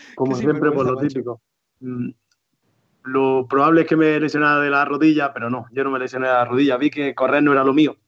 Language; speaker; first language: Spanish; native; Spanish